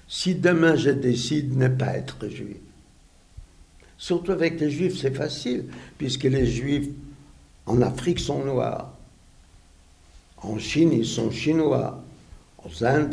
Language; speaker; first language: French; non-native, fluent; Yiddish